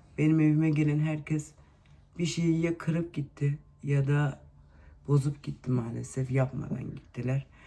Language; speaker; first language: Turkish; early bilingual, heritage; Turkish